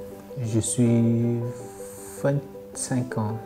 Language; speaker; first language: French; non-native, learner; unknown